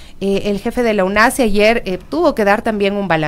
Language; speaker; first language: Spanish; native; Spanish